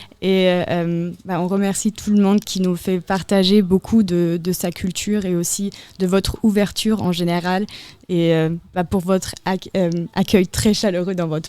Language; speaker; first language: French; non-native, fluent; German